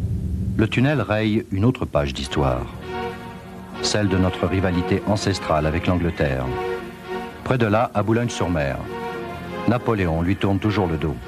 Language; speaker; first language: French; native; French